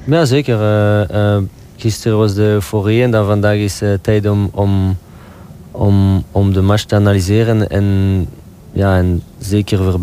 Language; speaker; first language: Dutch; non-native, local second language; French